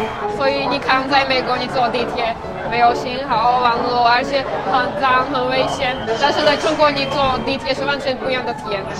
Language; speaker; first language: Chinese; non-native, fluent; Czech